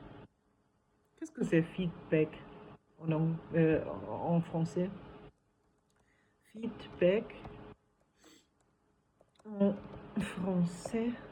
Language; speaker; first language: French; non-native, fluent; German